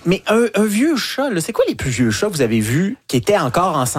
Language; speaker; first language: French; native; French